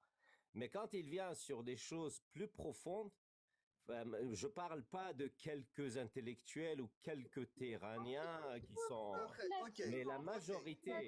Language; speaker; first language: French; non-native, fluent; Kurdish